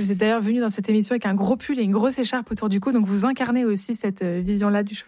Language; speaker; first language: French; native; French